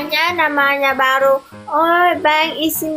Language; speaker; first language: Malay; non-native, learner; Vietnamese